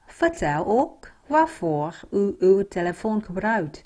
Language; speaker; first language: Dutch; non-native, fluent; Vietnamese